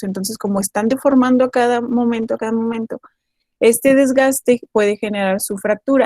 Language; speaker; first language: Spanish; native; Spanish